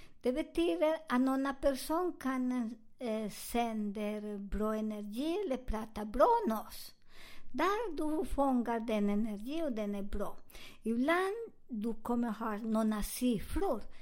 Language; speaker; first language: Swedish; non-native, learner; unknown